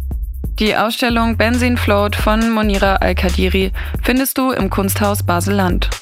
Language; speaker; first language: German; native; German